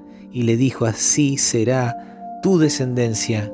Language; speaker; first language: Spanish; native; Spanish